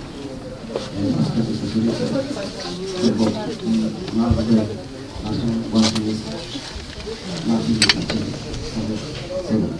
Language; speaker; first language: Polish; non-native, learner; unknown